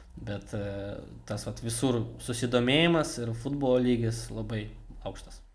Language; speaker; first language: Lithuanian; non-native, local second language; Russian